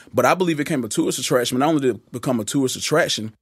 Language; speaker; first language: English; native; English